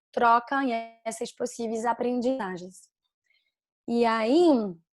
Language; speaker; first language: Portuguese; non-native, fluent; French